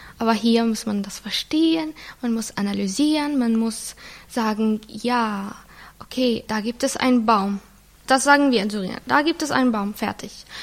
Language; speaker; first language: German; non-native, fluent; Arabic